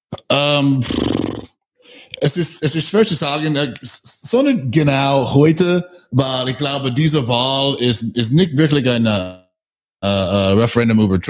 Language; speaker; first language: German; non-native, learner; English